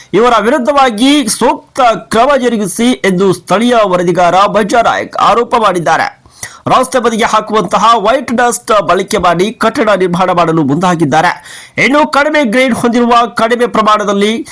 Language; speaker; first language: Kannada; non-native, local second language; Lambadi